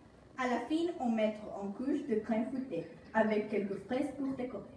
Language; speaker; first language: French; non-native, learner; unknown